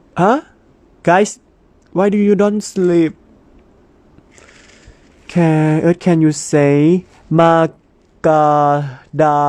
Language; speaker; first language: English; non-native, learner; Thai